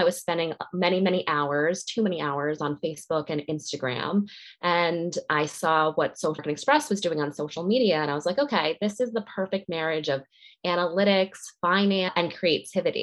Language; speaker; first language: English; native; English